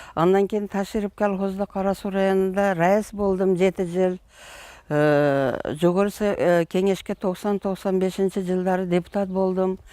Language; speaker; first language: Kyrgyz; non-native, local second language; Uzbek